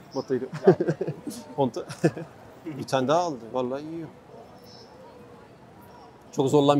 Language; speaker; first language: Turkish; native; Turkish